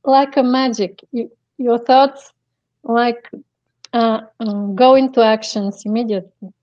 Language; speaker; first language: English; non-native, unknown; Bulgarian